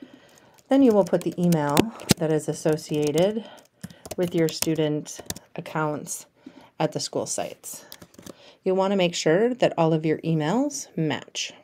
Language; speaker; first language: English; native; English